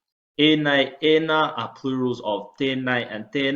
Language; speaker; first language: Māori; non-native, local second language; English